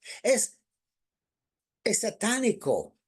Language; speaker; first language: Spanish; non-native, fluent; English